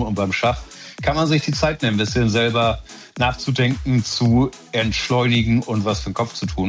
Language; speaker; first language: German; native; German